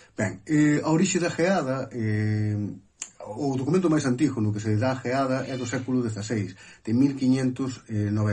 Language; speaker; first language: Galician; native; Galician